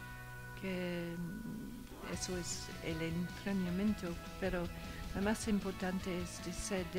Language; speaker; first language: Spanish; non-native, learner; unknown